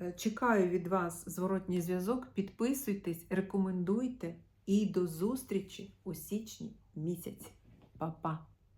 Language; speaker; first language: Ukrainian; non-native, local second language; Russian